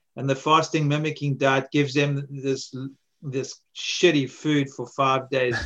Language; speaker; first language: English; native; English